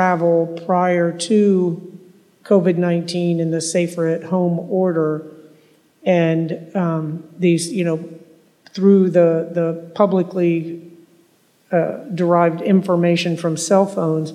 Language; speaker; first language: English; native; English